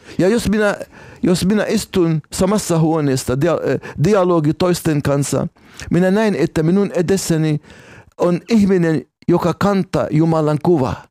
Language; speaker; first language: Finnish; non-native, fluent; Arabic